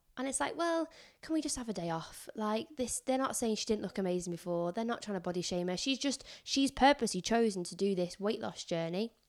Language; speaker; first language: English; native; English